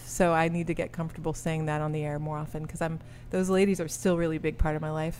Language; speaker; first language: English; early bilingual, other home language; French